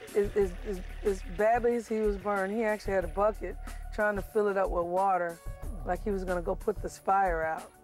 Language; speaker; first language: English; native; English